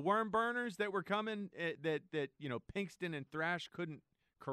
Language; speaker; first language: English; native; English